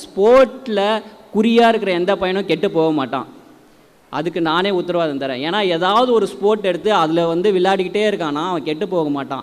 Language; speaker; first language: Tamil; native; Tamil